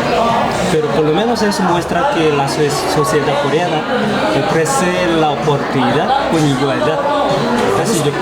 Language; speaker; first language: Spanish; non-native, fluent; Korean